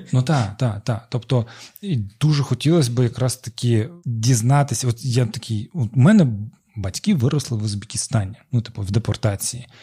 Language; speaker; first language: Ukrainian; non-native, local second language; Russian